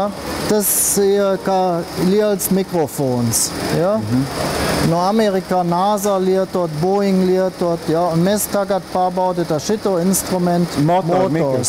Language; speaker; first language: Latvian; non-native, learner; German